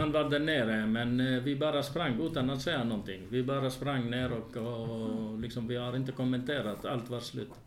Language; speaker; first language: Swedish; non-native, fluent; Arabic